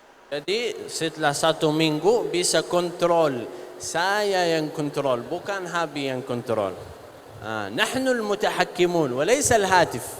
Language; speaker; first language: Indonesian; non-native, learner; Arabic